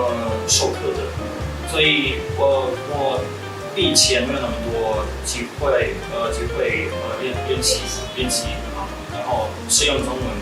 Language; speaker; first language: Chinese; non-native, learner; Russian